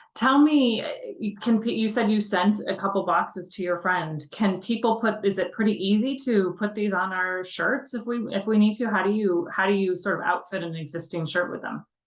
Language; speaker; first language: English; native; English